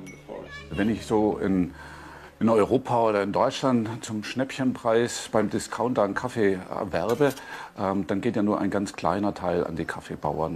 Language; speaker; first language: German; native; German